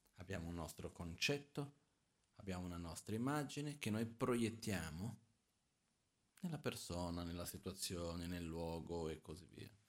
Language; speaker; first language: Italian; non-native, fluent; Portuguese